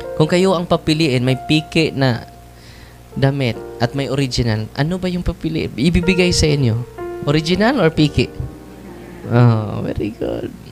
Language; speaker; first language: Filipino; non-native, local second language; Cebuano